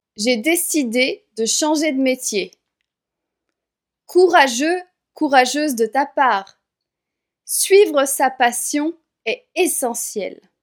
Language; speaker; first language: French; native; French